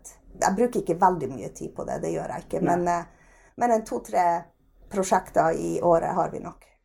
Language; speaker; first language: Norwegian; native; Norwegian